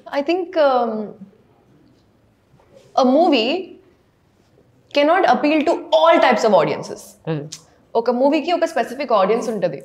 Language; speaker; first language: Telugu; non-native, local second language; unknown